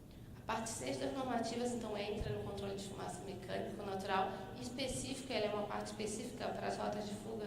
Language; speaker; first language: Portuguese; native; Portuguese